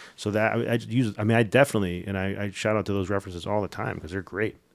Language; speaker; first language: English; native; English